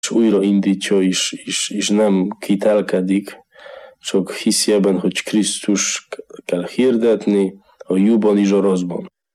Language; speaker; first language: Hungarian; non-native, fluent; Polish